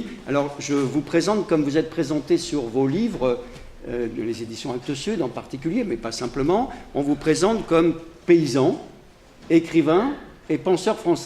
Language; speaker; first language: French; native; French